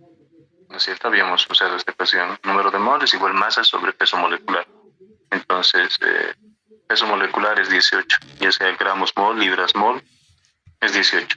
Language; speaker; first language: Spanish; native; Spanish